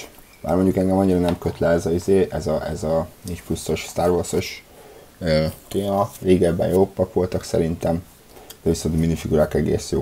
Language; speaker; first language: Hungarian; native; Hungarian